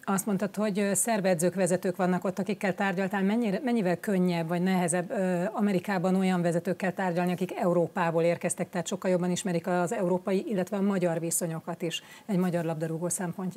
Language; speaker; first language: Hungarian; native; Hungarian